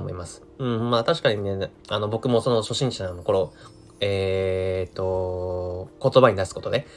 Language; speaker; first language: Japanese; native; Japanese